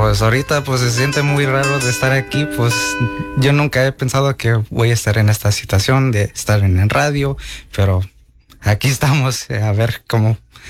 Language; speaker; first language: Spanish; early bilingual, heritage; Spanish